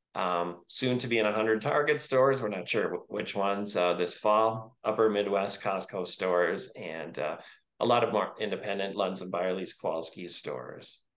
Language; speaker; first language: English; native; English